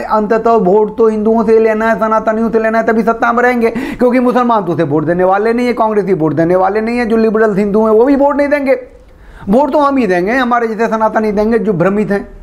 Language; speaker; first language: Hindi; native; Hindi